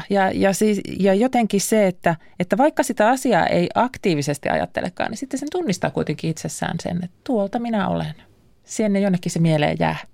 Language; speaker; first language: Finnish; native; Finnish